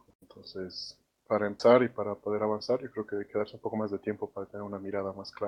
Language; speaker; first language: Spanish; native; Spanish